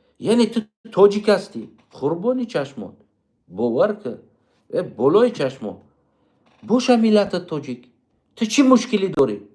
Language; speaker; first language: Tajik; native; Tajik